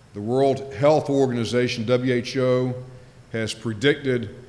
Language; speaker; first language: English; native; English